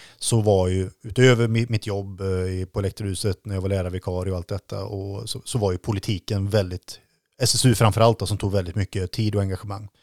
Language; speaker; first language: Swedish; native; Swedish